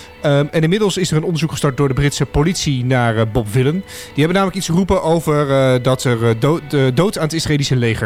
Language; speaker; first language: Dutch; native; Dutch